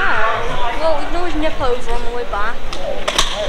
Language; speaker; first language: English; native; English